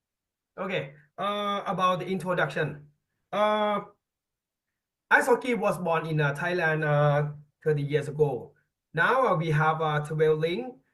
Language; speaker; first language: English; non-native, learner; Thai